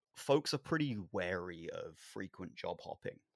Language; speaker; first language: English; native; English